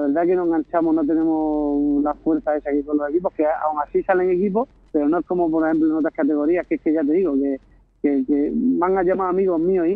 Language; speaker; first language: Spanish; native; Spanish